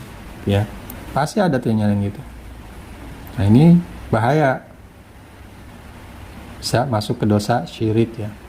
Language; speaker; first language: Indonesian; native; Indonesian